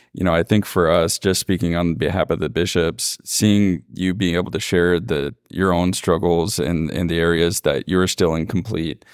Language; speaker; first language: English; native; English